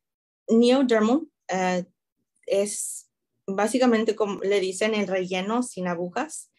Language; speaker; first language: Spanish; early bilingual, heritage; Spanish